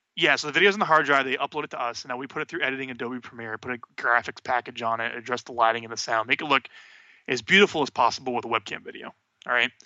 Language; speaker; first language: English; native; English